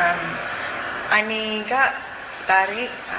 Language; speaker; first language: Japanese; non-native, learner; Cebuano